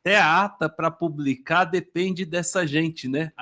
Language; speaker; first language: Portuguese; native; Portuguese